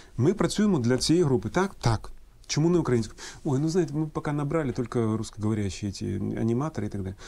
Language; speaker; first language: Ukrainian; non-native, local second language; Russian